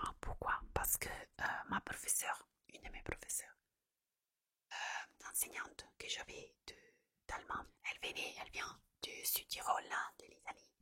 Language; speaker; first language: French; non-native, fluent; Italian